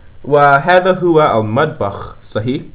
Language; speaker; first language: Arabic; non-native, learner; English